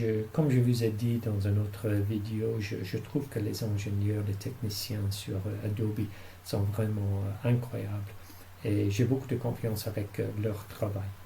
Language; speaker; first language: French; non-native, fluent; English